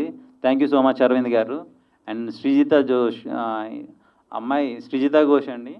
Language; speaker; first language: Telugu; native; Telugu